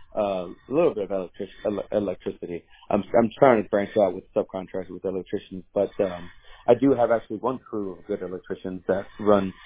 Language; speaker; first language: English; early bilingual, other home language; Spanish